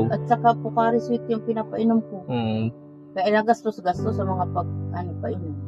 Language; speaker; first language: Filipino; non-native, local second language; Bikol